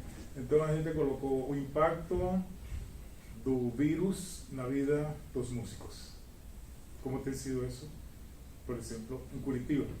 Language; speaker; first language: Portuguese; non-native, fluent; Spanish